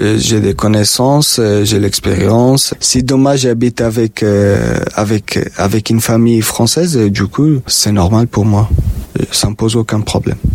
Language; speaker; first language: French; non-native, fluent; Persian